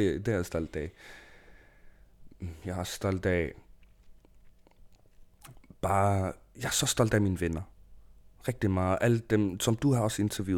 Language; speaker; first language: Danish; non-native, local second language; Kalaallisut